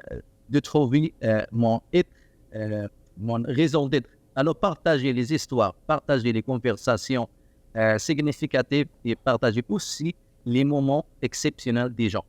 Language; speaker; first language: French; non-native, learner; Arabic